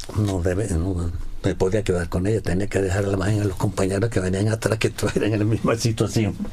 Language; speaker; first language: Spanish; native; Spanish